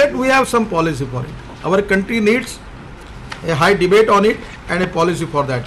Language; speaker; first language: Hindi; non-native, local second language; Marathi